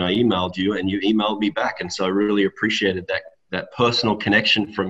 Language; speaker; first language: English; native; English